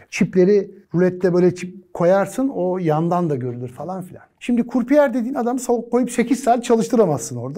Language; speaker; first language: Turkish; native; Turkish